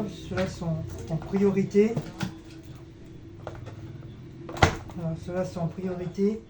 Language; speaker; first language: French; native; French